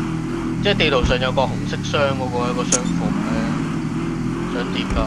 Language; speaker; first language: Chinese; native; Chinese